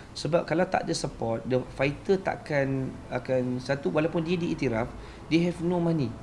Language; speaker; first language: Malay; native; Malay